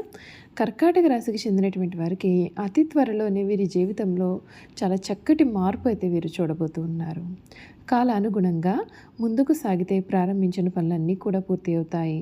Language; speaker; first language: Telugu; native; Telugu